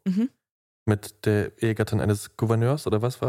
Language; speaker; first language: German; native; German